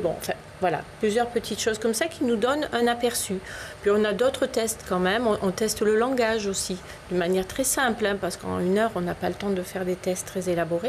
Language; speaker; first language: French; native; French